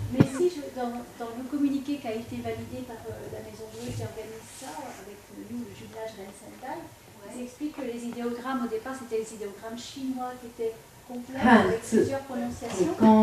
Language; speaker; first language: French; native; French